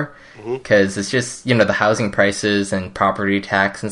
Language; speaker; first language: English; early bilingual, other home language; Cantonese